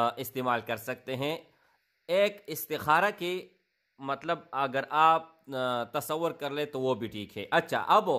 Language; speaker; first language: Urdu; non-native, local second language; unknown